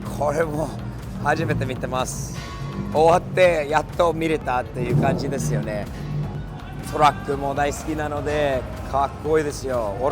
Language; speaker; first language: Japanese; non-native, fluent; English